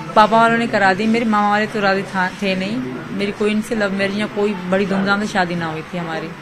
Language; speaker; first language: Urdu; non-native, local second language; Sindhi